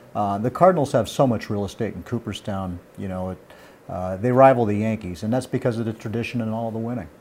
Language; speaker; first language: English; native; English